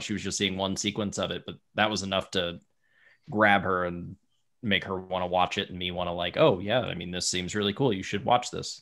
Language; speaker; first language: English; native; English